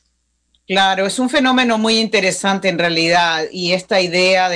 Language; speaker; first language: Spanish; native; Spanish